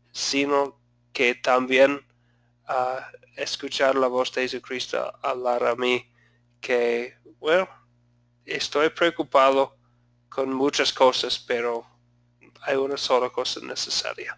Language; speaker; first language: Spanish; non-native, fluent; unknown